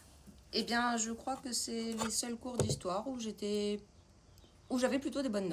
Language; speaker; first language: French; native; French